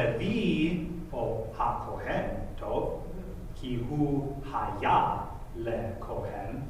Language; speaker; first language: Hebrew; non-native, fluent; English